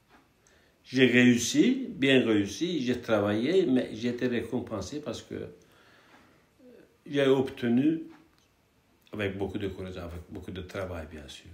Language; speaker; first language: French; non-native, fluent; Turkish